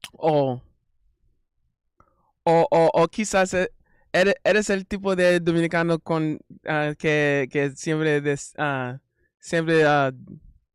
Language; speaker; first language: Spanish; non-native, learner; English